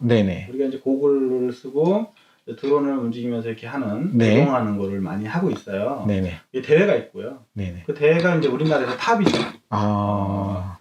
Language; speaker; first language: Korean; native; Korean